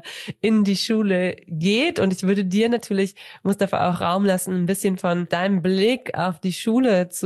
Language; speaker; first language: German; native; German